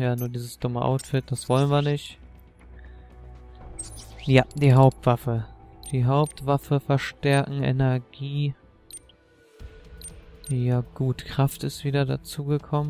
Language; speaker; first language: German; native; German